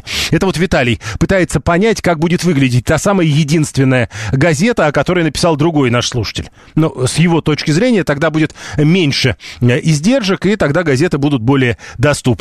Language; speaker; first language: Russian; native; Russian